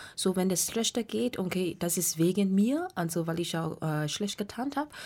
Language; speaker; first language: German; non-native, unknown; Burmese